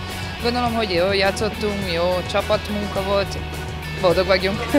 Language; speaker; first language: Hungarian; non-native, learner; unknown